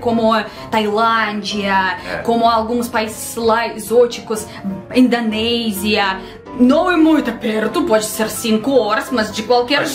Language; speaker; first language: Portuguese; non-native, learner; Russian